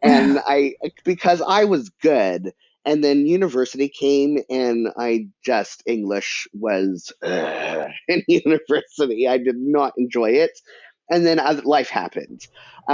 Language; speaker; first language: English; native; English